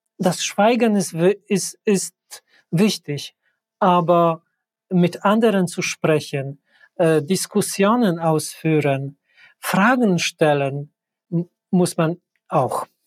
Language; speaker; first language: German; non-native, fluent; Polish